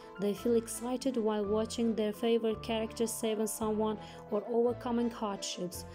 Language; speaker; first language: English; non-native, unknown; Azerbaijani